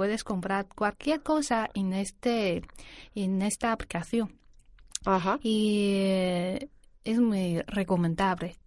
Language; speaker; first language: Spanish; non-native, learner; Chinese